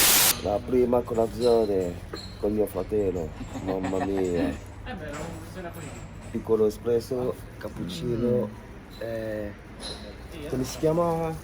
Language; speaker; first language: Italian; non-native, learner; French